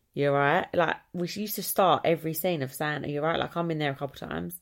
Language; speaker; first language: English; native; English